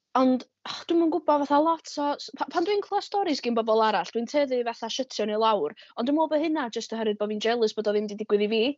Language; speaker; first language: Welsh; native; Welsh